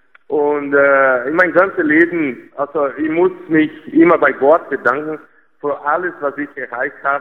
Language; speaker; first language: German; non-native, fluent; Portuguese